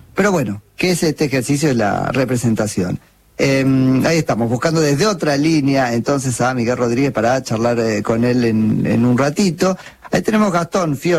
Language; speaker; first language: Spanish; native; Spanish